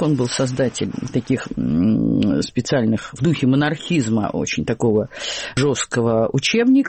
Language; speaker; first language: Russian; native; Russian